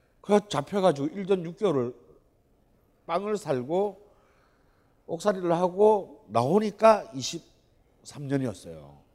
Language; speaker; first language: Korean; native; Korean